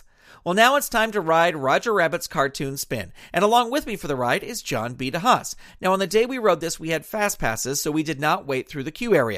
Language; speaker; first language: English; native; English